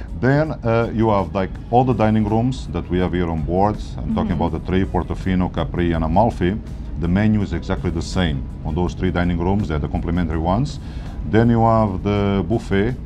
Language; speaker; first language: English; non-native, fluent; Portuguese